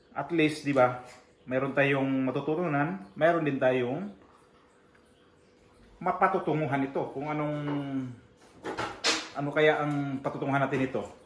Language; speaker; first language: Filipino; native; Filipino